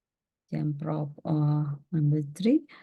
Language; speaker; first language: English; non-native, learner; Indonesian